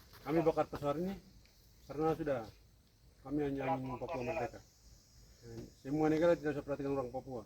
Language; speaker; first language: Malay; non-native, local second language; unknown